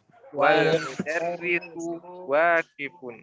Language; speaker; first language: Arabic; non-native, learner; Indonesian